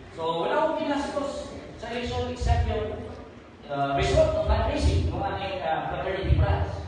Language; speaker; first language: Filipino; non-native, local second language; Hiligaynon